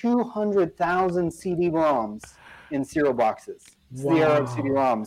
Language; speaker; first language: English; native; English